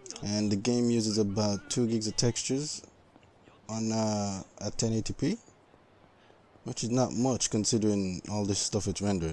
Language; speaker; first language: English; native; English